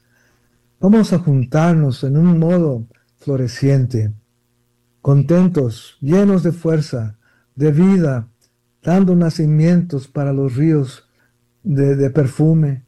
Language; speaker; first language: Spanish; early bilingual, heritage; Spanish